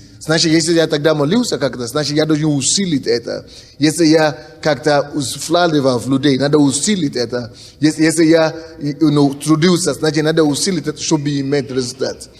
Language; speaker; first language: Russian; non-native, fluent; Yoruba